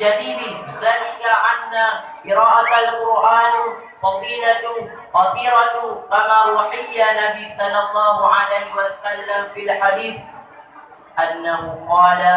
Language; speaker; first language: Arabic; non-native, learner; Achinese